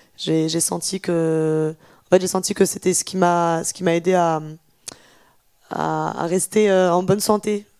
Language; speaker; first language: French; native; French